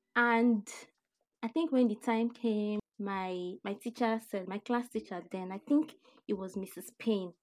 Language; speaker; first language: English; non-native, local second language; Yoruba